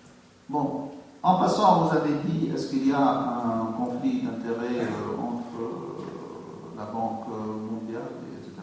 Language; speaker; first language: French; non-native, local second language; Arabic